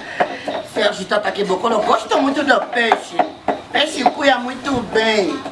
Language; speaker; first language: Portuguese; non-native, learner; Lingala